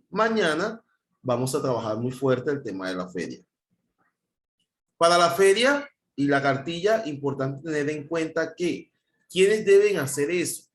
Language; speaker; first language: Spanish; native; Spanish